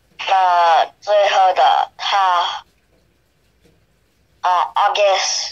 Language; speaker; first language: Chinese; non-native, learner; English